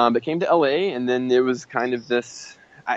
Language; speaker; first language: English; native; English